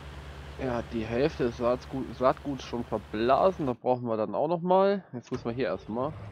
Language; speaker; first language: German; native; German